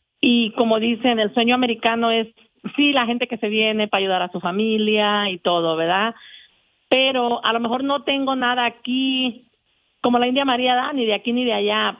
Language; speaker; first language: Spanish; native; Spanish